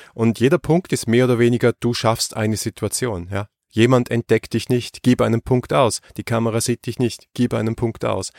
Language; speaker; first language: German; native; German